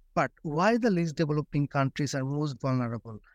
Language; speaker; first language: English; non-native, local second language; Bangla